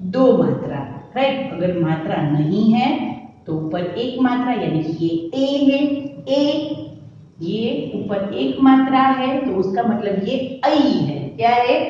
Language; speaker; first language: Hindi; non-native, local second language; Gujarati